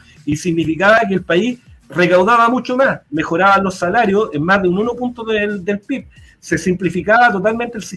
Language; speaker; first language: Spanish; native; Spanish